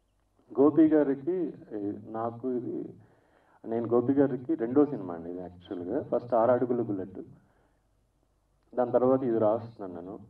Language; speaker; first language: Telugu; native; Telugu